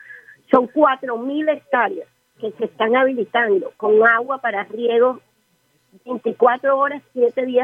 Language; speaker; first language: Spanish; native; Spanish